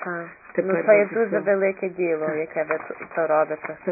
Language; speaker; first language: Ukrainian; early bilingual, heritage; Ukrainian